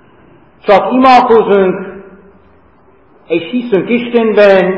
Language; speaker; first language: Hungarian; non-native, fluent; English